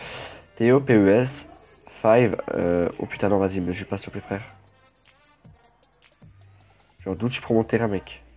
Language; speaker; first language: French; native; French